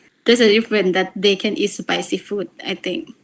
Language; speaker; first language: English; non-native, learner; Thai